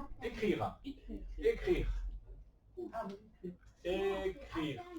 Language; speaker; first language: French; native; French